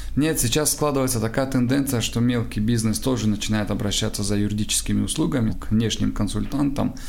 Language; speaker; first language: Russian; non-native, local second language; Tajik